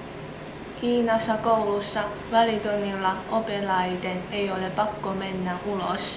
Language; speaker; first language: Finnish; early bilingual, other home language; Chinese